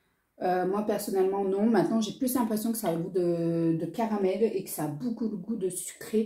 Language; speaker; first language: French; native; French